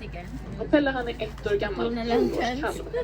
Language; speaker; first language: Swedish; native; Swedish